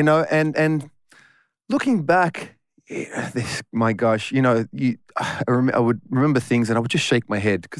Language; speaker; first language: English; native; English